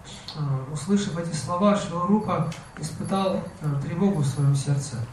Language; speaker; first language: Russian; native; Russian